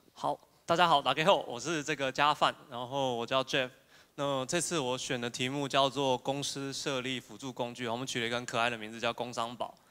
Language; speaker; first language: Chinese; native; Chinese